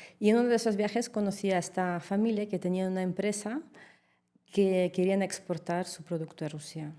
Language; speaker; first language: Spanish; early bilingual, heritage; Russian